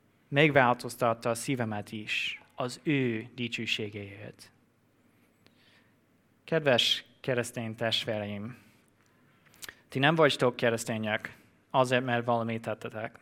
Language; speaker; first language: Hungarian; non-native, fluent; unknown